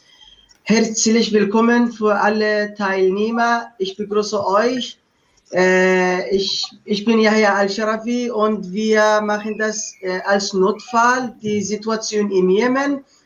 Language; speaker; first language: German; non-native, learner; Arabic